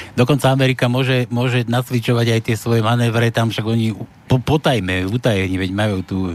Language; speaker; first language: Slovak; native; Slovak